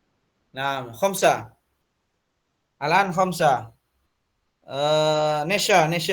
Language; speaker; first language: Arabic; non-native, fluent; Indonesian